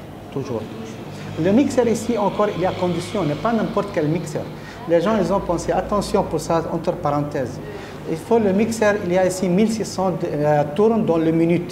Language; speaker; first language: French; non-native, learner; Arabic